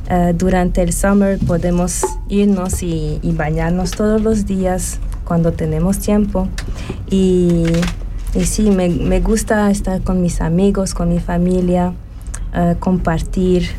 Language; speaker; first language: Spanish; early bilingual, heritage; French